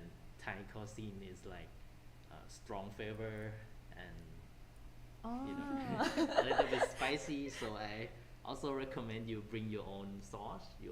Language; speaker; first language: English; non-native, fluent; Thai